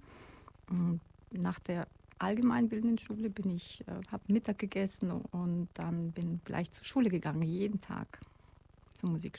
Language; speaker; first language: German; non-native, fluent; Russian